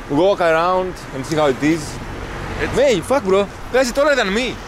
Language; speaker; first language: English; non-native, fluent; Greek